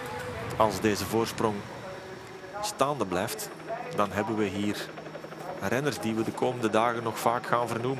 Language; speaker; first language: Dutch; native; Dutch